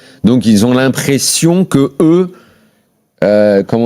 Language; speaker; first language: French; native; French